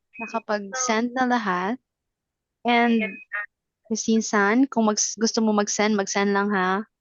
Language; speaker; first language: Filipino; non-native, local second language; Cebuano